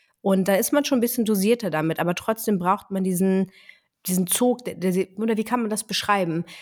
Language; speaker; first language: German; early bilingual, other home language; Greek